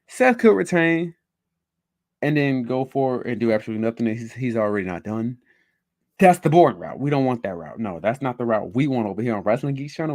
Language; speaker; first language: English; native; English